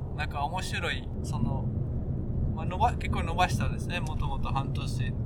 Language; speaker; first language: Japanese; non-native, fluent; Dutch